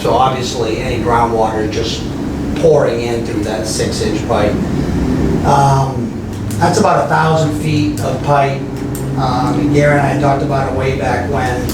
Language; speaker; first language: English; native; English